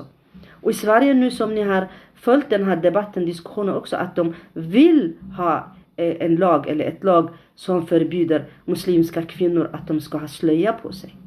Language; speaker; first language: Swedish; non-native, fluent; Arabic